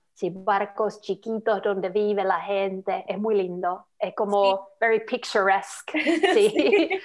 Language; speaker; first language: Spanish; non-native, fluent; Finnish